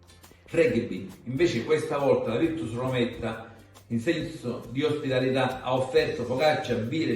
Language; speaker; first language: Italian; native; Italian